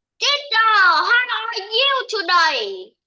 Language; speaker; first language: English; non-native, learner; Vietnamese